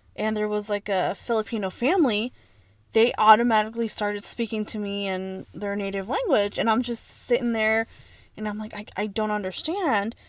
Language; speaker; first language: English; early bilingual, other home language; Spanish